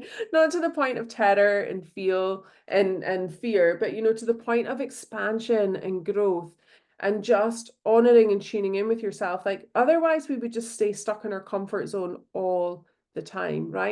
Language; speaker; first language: English; native; English